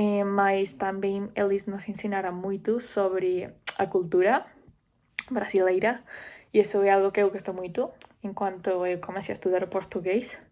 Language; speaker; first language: Portuguese; non-native, fluent; Spanish